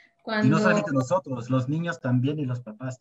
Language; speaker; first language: Spanish; non-native, fluent; German